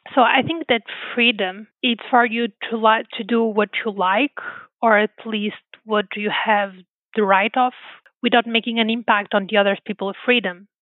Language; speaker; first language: English; non-native, fluent; Portuguese